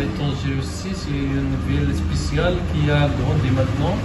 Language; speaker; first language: French; non-native, local second language; Arabic